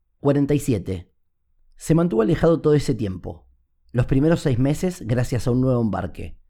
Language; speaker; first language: Spanish; native; Spanish